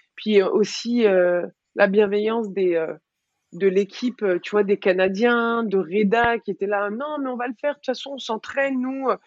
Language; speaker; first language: French; early bilingual, other home language; Arabic